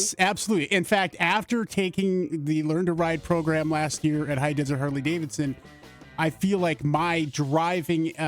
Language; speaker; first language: English; native; English